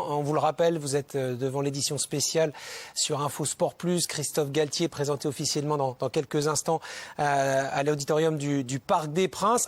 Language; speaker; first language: French; native; French